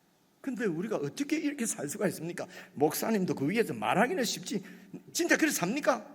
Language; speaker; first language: Korean; native; Korean